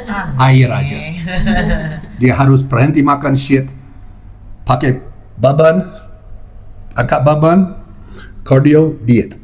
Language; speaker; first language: Indonesian; non-native, fluent; English